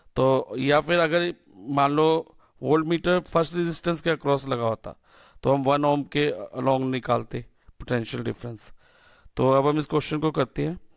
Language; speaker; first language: Hindi; native; Hindi